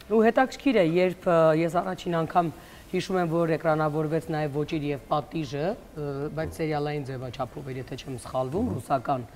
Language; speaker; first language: Armenian; native; Armenian